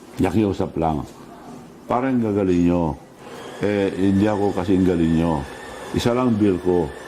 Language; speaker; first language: Filipino; non-native, local second language; Iloko